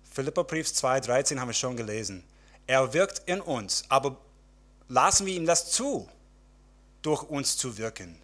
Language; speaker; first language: German; non-native, fluent; English